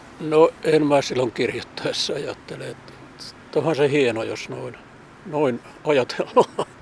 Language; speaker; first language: Finnish; native; Finnish